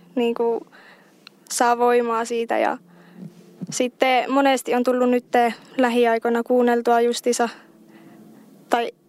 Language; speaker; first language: Finnish; native; Finnish